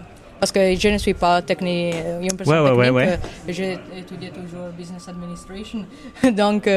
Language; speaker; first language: French; non-native, fluent; Italian